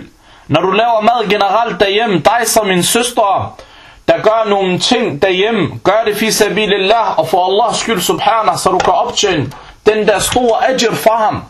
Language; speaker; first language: Danish; early bilingual, other home language; Arabic